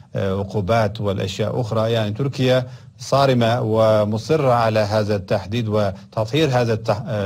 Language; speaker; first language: Arabic; non-native, fluent; Turkish